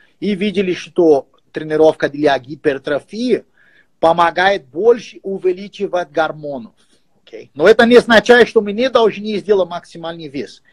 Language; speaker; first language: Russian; non-native, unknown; Portuguese